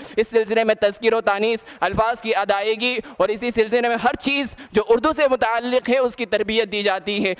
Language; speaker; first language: Urdu; native; Urdu